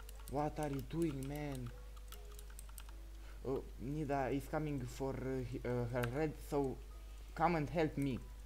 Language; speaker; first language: English; non-native, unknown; Romanian